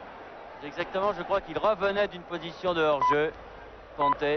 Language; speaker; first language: French; native; French